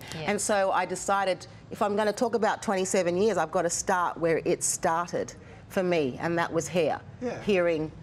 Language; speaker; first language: English; native; English